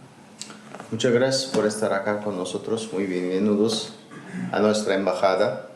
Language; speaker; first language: Spanish; non-native, learner; Azerbaijani